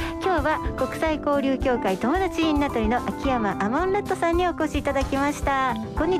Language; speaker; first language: Japanese; native; Japanese